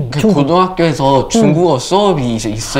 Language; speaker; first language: Korean; early bilingual, other home language; English